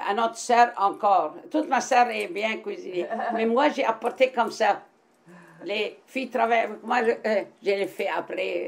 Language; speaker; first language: French; non-native, local second language; Arabic